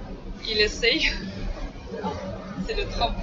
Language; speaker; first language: French; non-native, fluent; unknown